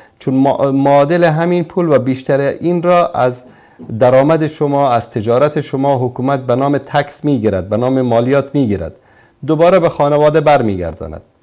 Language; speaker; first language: Persian; native; Persian